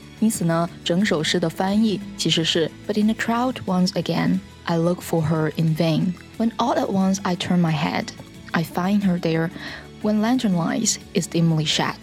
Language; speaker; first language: English; non-native, fluent; Chinese